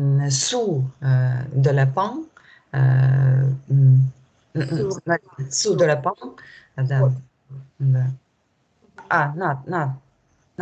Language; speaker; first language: French; non-native, learner; Russian